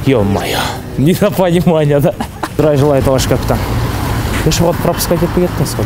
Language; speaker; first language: Russian; non-native, local second language; Kyrgyz